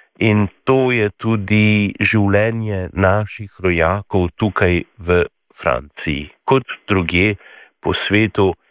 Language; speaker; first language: Slovenian; native; Slovenian